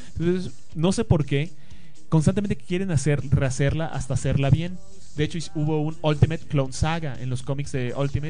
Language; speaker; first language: Spanish; native; Spanish